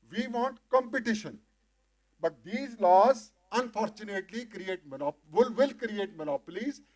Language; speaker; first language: English; non-native, local second language; Punjabi